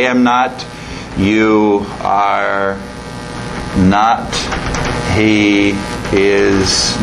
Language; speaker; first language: English; non-native, fluent; Portuguese